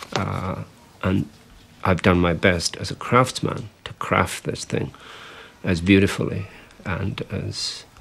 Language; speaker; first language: English; native; English